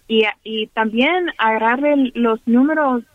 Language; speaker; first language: Spanish; early bilingual, heritage; Spanish